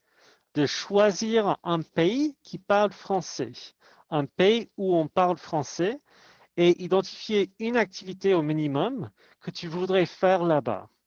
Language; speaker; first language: French; non-native, fluent; English